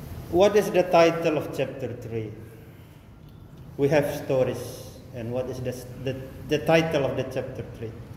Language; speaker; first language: English; non-native, fluent; Indonesian